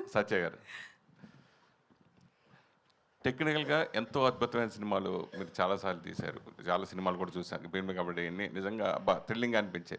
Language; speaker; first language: Telugu; native; Telugu